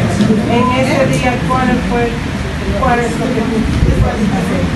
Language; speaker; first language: Spanish; non-native, learner; Haitian Creole